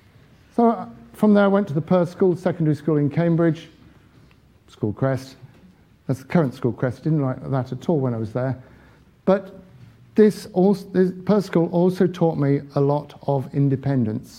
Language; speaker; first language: English; native; English